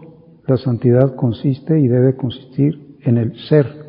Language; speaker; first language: Spanish; native; Spanish